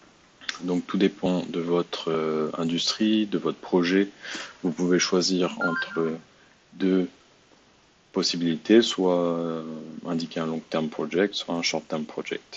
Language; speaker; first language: French; native; French